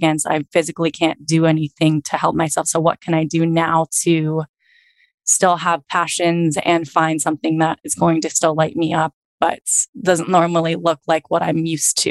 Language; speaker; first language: English; native; English